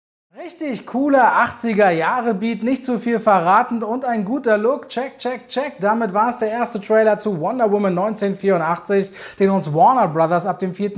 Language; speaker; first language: German; native; German